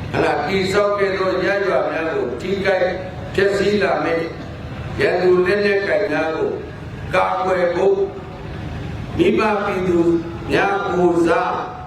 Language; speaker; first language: Burmese; non-native, local second language; Pa'o Karen